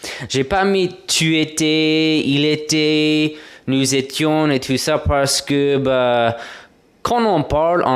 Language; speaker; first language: French; non-native, fluent; English